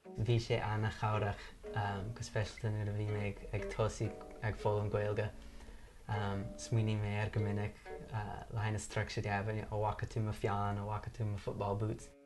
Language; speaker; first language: Irish; non-native, fluent; English